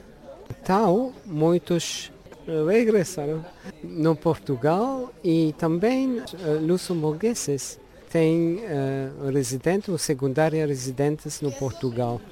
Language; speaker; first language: Portuguese; non-native, learner; Luxembourgish